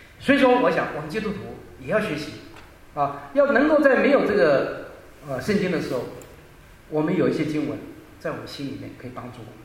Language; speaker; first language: Chinese; non-native, local second language; Hakka Chinese